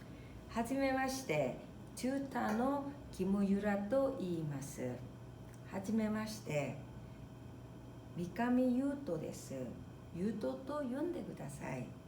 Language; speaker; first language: Japanese; non-native, fluent; Korean